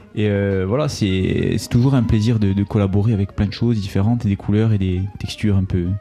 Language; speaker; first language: French; native; French